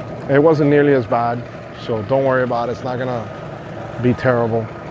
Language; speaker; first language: English; early bilingual, other home language; Spanish